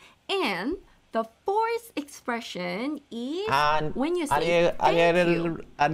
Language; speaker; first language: English; non-native, fluent; Korean